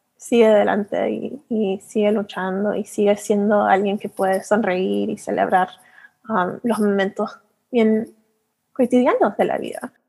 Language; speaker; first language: Spanish; early bilingual, heritage; Spanish